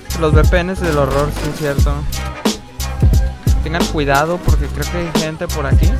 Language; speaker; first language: Spanish; native; Spanish